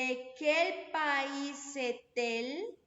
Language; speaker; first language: French; non-native, fluent; Spanish